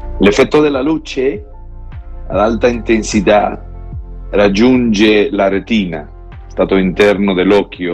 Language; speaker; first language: Italian; non-native, learner; Spanish